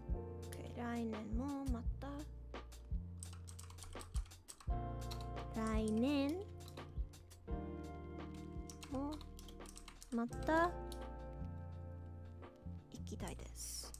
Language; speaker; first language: Japanese; non-native, learner; English